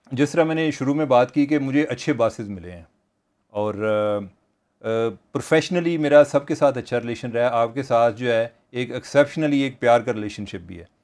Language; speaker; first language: Urdu; non-native, local second language; Punjabi